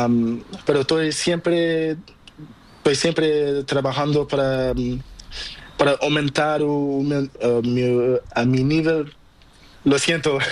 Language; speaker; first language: Spanish; non-native, learner; Portuguese